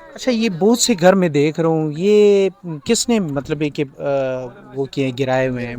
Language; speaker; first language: Urdu; native; Urdu